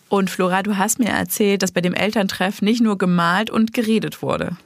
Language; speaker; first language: German; native; German